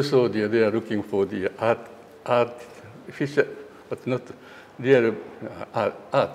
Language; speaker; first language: English; non-native, learner; Japanese